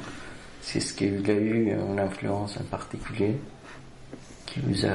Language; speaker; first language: French; non-native, fluent; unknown